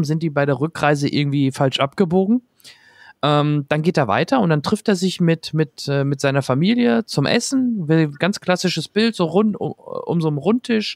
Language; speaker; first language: German; native; German